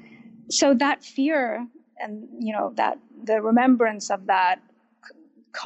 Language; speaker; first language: English; non-native, fluent; Arabic